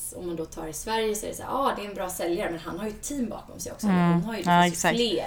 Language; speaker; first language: Swedish; native; Swedish